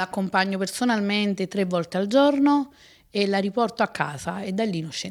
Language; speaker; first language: Italian; native; Italian